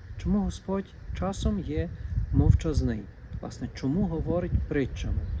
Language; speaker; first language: Ukrainian; native; Ukrainian